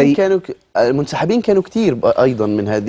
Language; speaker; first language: Arabic; native; Arabic